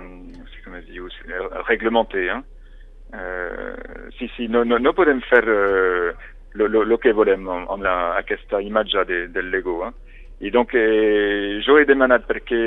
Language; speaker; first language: Catalan; non-native, fluent; French